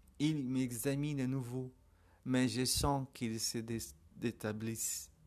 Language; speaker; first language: French; non-native, learner; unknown